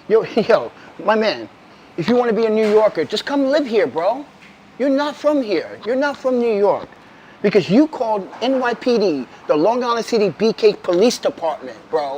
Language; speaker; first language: English; native; English